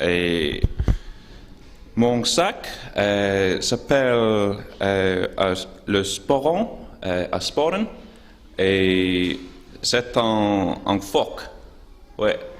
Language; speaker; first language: French; non-native, learner; English